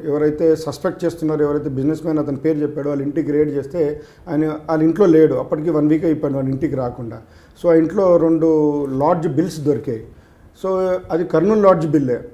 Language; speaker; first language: Telugu; native; Telugu